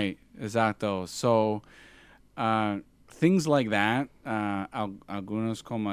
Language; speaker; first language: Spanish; non-native, learner; English